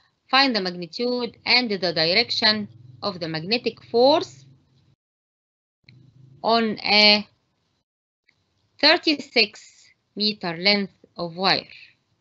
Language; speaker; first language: English; non-native, fluent; Arabic